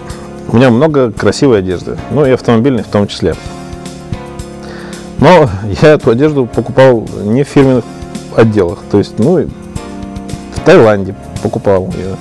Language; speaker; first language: Russian; native; Russian